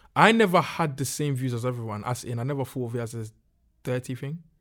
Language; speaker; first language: English; non-native, local second language; Akan